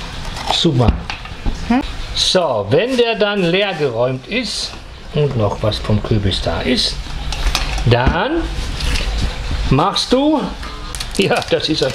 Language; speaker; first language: German; native; German